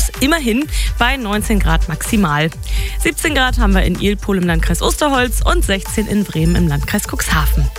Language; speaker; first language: German; native; German